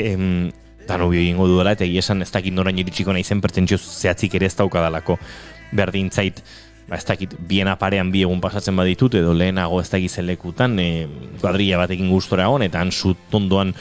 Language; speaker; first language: Basque; native; Basque